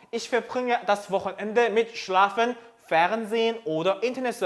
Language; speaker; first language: German; non-native, fluent; Korean